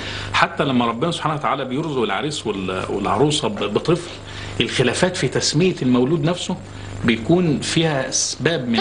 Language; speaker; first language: Arabic; native; Arabic